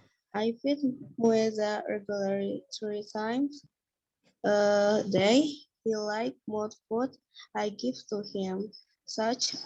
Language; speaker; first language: English; non-native, learner; Indonesian